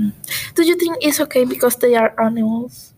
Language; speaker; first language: English; non-native, learner; Spanish